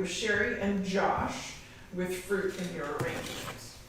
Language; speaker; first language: English; native; English